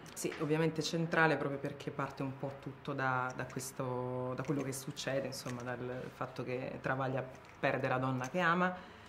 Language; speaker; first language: Italian; native; Italian